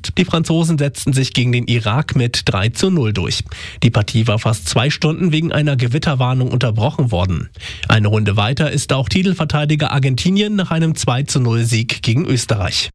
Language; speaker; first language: German; native; German